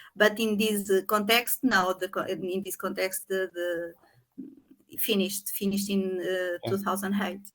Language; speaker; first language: English; non-native, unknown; Portuguese